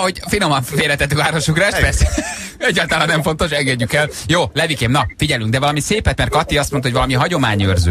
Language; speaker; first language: Hungarian; native; Hungarian